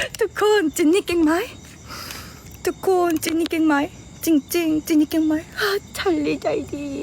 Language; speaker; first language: Thai; non-native, learner; Korean